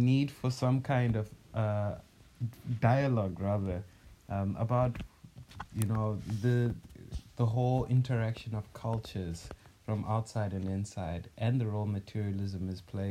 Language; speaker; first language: English; non-native, local second language; North Ndebele